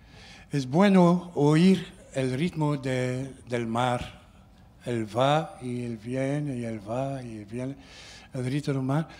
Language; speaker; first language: Spanish; non-native, learner; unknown